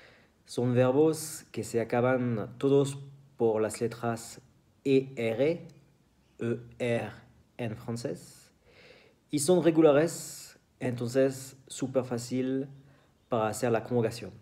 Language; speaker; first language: Spanish; non-native, fluent; French